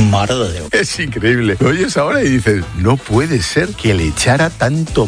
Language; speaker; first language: Spanish; native; Spanish